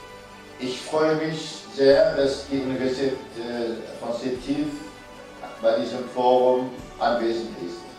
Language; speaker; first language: German; non-native, fluent; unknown